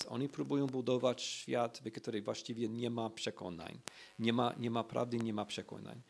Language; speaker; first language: Polish; non-native, fluent; English